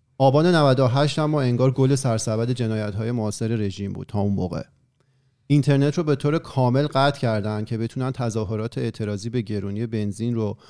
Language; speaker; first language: Persian; native; Persian